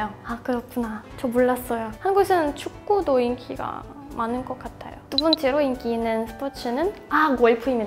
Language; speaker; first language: Korean; non-native, fluent; Russian